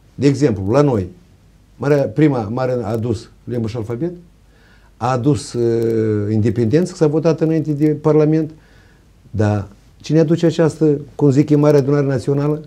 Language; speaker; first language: Romanian; native; Romanian